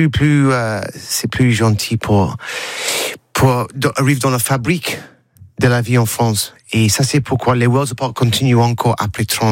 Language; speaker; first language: French; non-native, learner; English